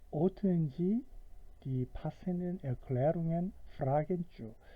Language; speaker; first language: German; non-native, fluent; Korean